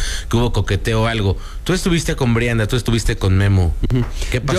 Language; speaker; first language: Spanish; native; Spanish